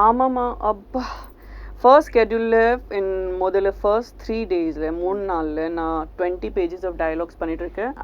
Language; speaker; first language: Tamil; non-native, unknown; Gujarati